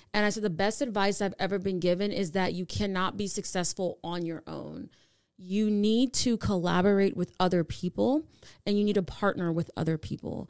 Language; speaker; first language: English; native; English